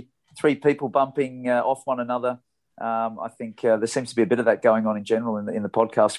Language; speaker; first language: English; native; English